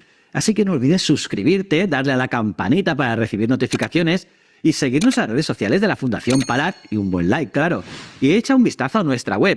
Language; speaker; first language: Spanish; native; Spanish